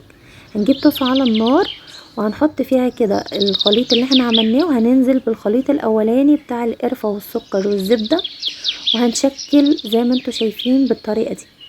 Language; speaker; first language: Arabic; native; Arabic